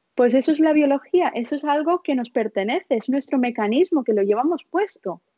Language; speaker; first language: Spanish; early bilingual, other home language; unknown